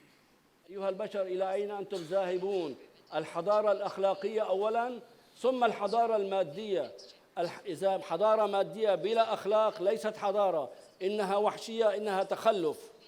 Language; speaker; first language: Arabic; native; Arabic